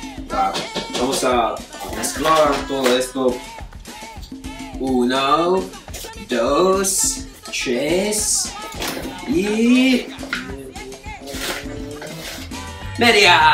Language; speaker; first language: Spanish; non-native, learner; English